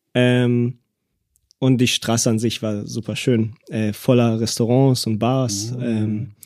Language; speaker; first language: German; early bilingual, other home language; Hebrew